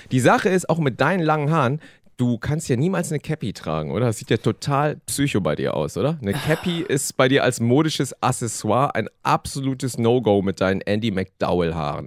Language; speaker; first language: German; early bilingual, other home language; Korean